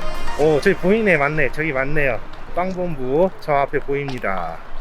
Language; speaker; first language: Korean; native; Korean